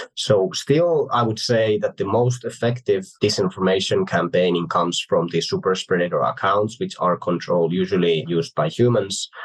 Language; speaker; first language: English; non-native, fluent; Finnish